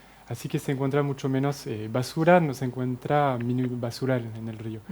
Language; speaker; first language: Spanish; non-native, fluent; French